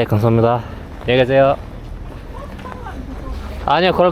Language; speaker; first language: Korean; non-native, learner; Arabic